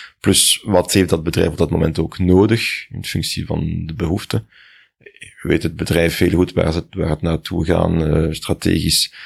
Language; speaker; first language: Dutch; non-native, local second language; French